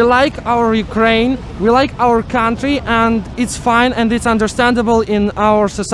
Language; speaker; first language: English; non-native, fluent; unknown